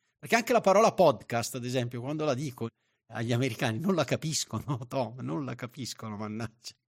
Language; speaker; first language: Italian; native; Italian